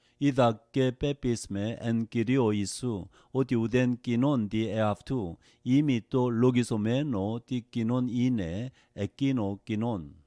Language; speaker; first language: Greek; non-native, fluent; Korean